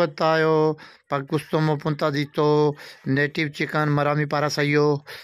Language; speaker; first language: Filipino; non-native, learner; Punjabi